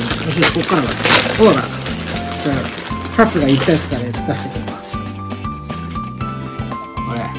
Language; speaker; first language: Japanese; native; Japanese